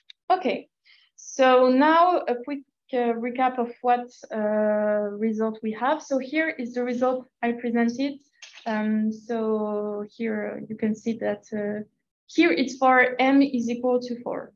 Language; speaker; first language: English; non-native, fluent; French